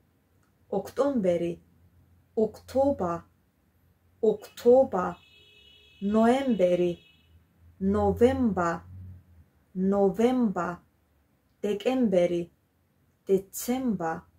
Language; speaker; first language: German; non-native, fluent; Georgian